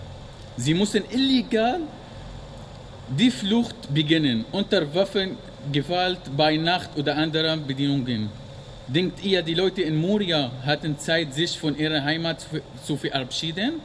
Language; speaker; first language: German; non-native, learner; Arabic